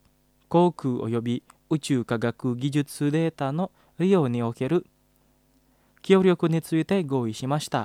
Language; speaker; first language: Japanese; non-native, fluent; Indonesian